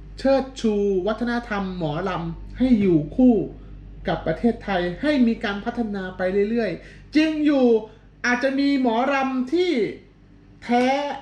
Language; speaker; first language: Thai; native; Thai